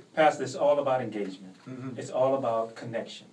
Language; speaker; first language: English; native; English